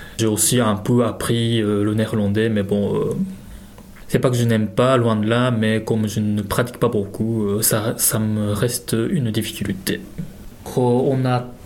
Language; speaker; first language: French; non-native, fluent; Japanese